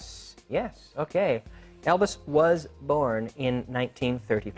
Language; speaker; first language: English; native; English